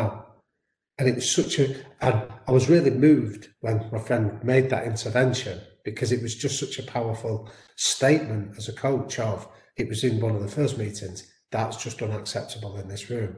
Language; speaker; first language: English; native; English